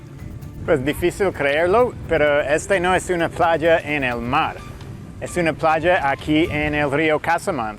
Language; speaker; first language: Spanish; non-native, fluent; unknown